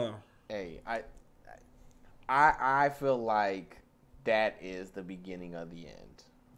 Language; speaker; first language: English; native; English